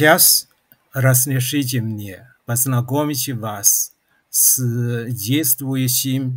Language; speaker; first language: Russian; non-native, fluent; Chinese